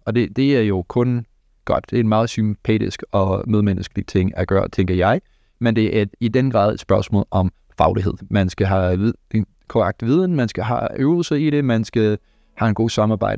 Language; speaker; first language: Danish; non-native, fluent; English